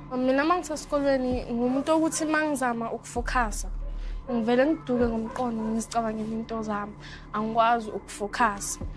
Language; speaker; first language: Zulu; native; Zulu